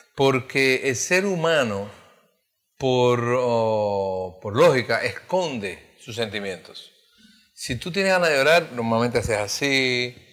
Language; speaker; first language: Spanish; native; Spanish